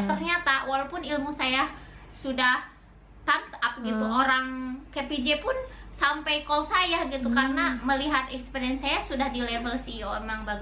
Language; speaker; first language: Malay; non-native, local second language; Sundanese